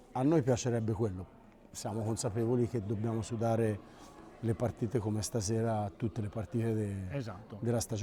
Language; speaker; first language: Italian; native; Italian